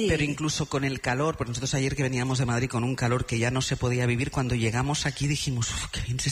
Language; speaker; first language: Spanish; native; Spanish